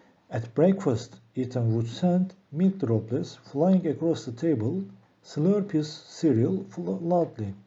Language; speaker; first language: English; non-native, fluent; Turkish